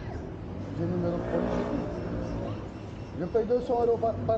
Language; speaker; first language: French; native; French